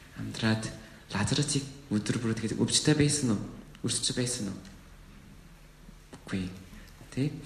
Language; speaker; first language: Mongolian; non-native, learner; Korean